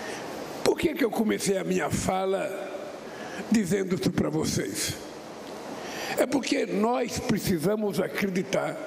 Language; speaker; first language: Portuguese; native; Portuguese